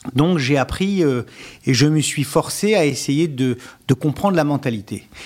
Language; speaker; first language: French; native; French